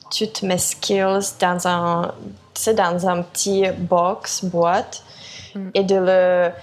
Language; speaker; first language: French; non-native, fluent; Czech